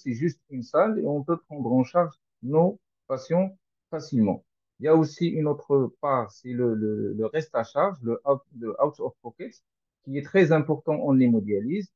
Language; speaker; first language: French; non-native, local second language; Arabic